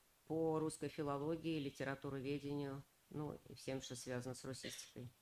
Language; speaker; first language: Russian; native; Russian